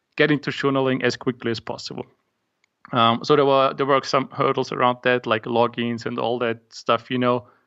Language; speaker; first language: English; non-native, fluent; German